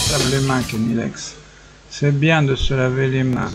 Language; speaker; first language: French; native; French